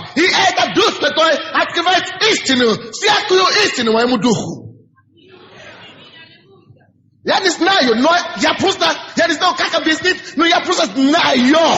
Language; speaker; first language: Russian; non-native, fluent; Yoruba